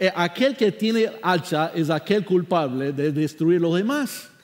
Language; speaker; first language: Spanish; non-native, fluent; English